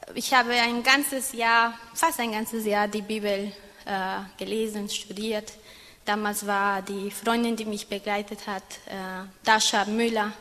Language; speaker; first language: German; non-native, fluent; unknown